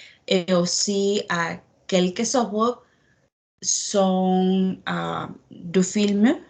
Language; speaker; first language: French; non-native, learner; Spanish